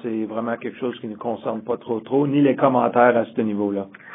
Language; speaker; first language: French; native; French